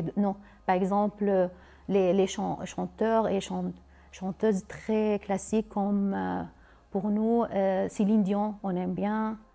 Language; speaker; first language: French; non-native, learner; Arabic